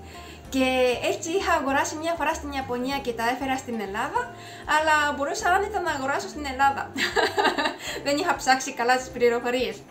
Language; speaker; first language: Greek; non-native, fluent; Japanese